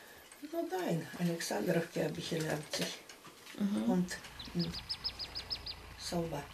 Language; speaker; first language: German; early bilingual, heritage; German